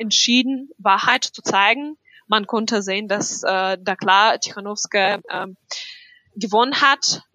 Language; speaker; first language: German; non-native, fluent; Russian